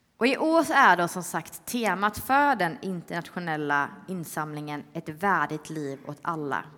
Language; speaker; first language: Swedish; native; Swedish